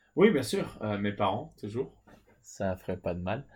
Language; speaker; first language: French; early bilingual, heritage; French